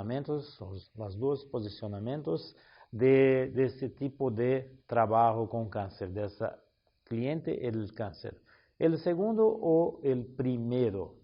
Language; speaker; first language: Spanish; non-native, learner; Portuguese